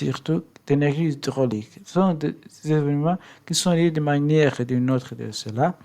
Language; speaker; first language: French; non-native, learner; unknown